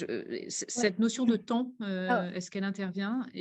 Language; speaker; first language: French; native; French